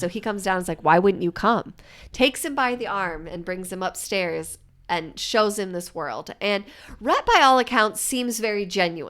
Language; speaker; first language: English; native; English